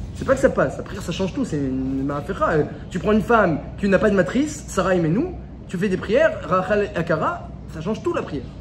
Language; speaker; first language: French; native; French